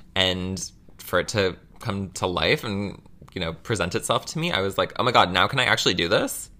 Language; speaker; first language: English; native; English